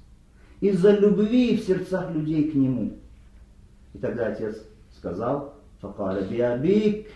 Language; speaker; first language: Russian; native; Russian